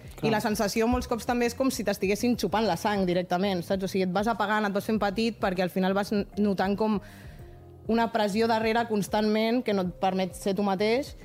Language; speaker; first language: Catalan; non-native, local second language; Spanish